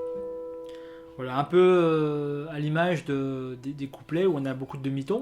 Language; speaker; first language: French; native; French